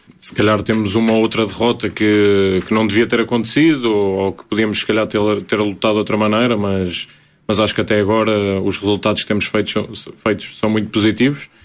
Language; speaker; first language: Portuguese; native; Portuguese